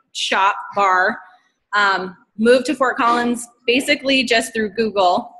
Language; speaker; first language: English; native; English